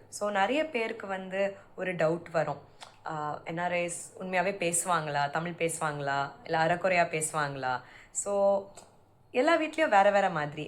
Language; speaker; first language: Tamil; early bilingual, heritage; Tamil